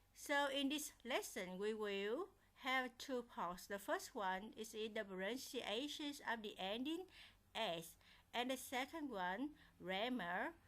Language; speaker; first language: English; non-native, fluent; Vietnamese